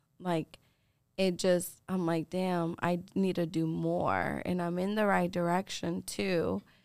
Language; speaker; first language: English; early bilingual, other home language; Spanish